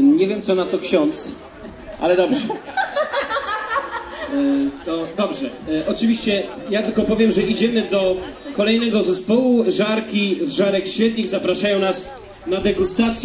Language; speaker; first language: Polish; native; Polish